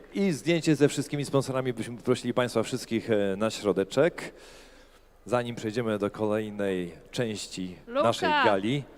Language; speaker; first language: Polish; native; Polish